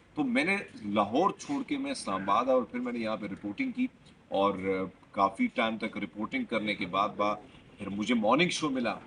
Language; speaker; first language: Urdu; non-native, local second language; Pashto